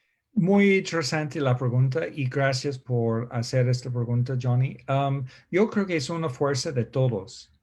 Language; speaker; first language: Spanish; non-native, fluent; English